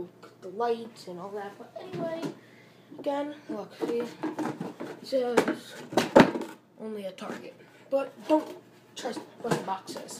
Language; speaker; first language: English; native; English